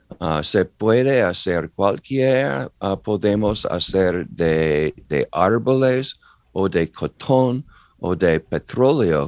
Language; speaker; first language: Spanish; non-native, learner; English